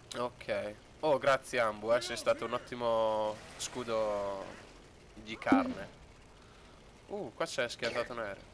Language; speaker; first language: Italian; native; Italian